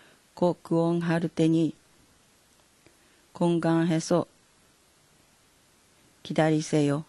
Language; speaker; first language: Korean; non-native, fluent; Japanese